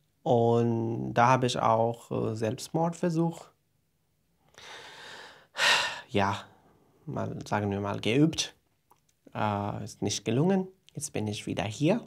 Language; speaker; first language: German; non-native, fluent; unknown